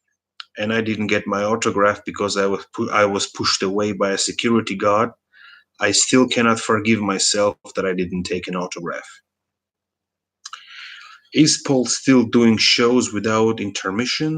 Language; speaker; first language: English; non-native, fluent; Russian